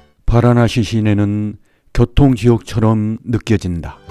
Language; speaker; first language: Korean; native; Korean